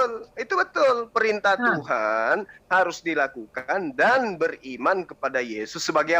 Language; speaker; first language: Indonesian; native; Indonesian